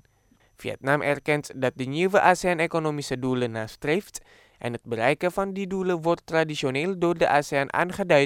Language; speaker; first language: Dutch; non-native, fluent; Indonesian